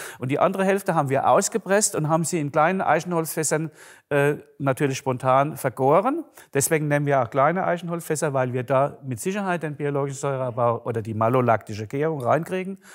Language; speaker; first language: German; native; German